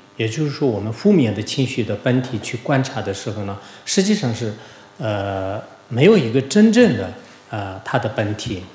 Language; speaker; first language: Chinese; non-native, local second language; Tibetan